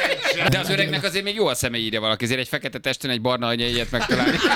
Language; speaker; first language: Hungarian; native; Hungarian